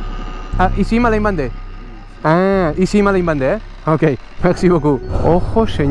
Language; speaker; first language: French; non-native, learner; Spanish